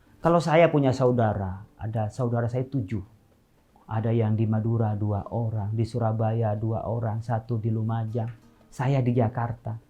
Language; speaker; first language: Indonesian; non-native, local second language; Madurese